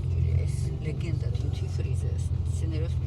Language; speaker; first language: Georgian; native; Georgian